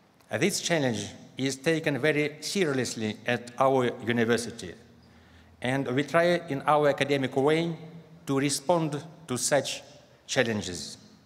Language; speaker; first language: English; non-native, fluent; Russian